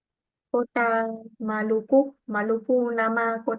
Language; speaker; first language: Indonesian; non-native, learner; Vietnamese